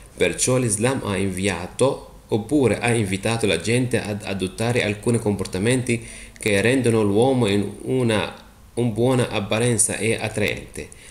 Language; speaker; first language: Italian; non-native, fluent; Arabic